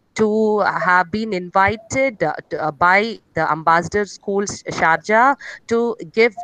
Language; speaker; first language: English; non-native, local second language; Tamil